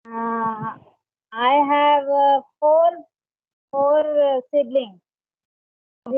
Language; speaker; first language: English; non-native, learner; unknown